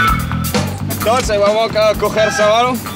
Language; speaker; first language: Spanish; non-native, fluent; French